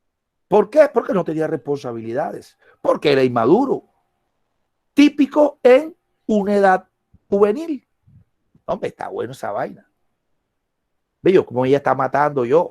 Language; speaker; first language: Spanish; native; Spanish